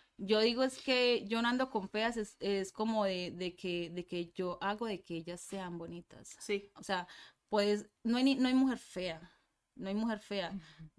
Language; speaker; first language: Spanish; native; Spanish